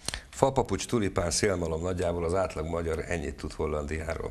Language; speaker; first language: Hungarian; native; Hungarian